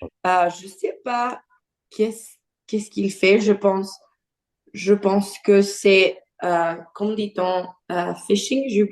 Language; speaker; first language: French; non-native, learner; Portuguese